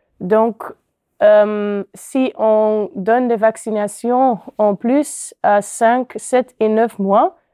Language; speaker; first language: French; non-native, local second language; Dutch